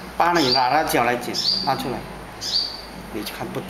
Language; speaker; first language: Chinese; native; Chinese